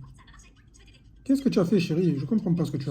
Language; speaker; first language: French; native; French